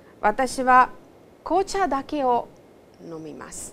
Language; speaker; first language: Japanese; non-native, fluent; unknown